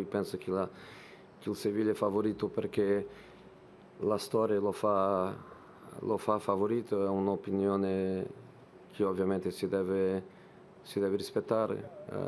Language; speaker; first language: Italian; non-native, fluent; Portuguese